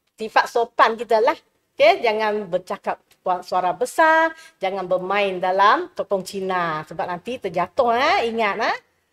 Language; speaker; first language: Malay; non-native, local second language; Chinese